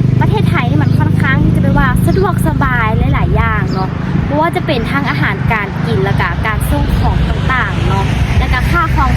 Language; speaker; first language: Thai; non-native, learner; Lao